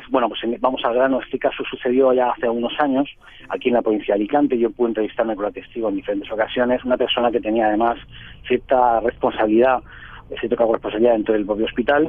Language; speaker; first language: Spanish; native; Spanish